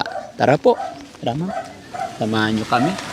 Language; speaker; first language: Filipino; native; Filipino